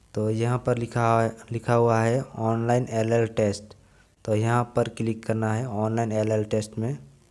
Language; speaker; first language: Hindi; non-native, local second language; Bangla